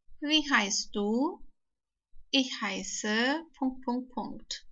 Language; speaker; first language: German; non-native, fluent; Turkish